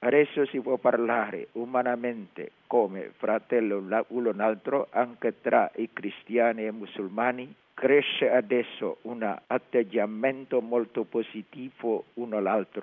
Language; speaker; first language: Italian; non-native, learner; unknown